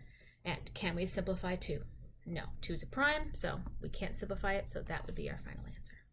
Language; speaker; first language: English; native; English